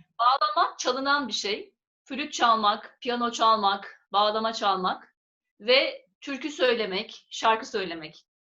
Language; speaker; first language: Turkish; native; Turkish